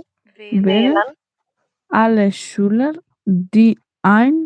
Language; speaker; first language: German; non-native, learner; Macedonian